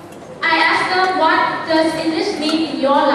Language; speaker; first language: English; non-native, learner; Vietnamese